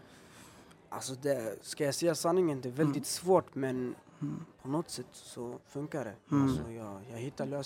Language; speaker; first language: Swedish; early bilingual, other home language; Albanian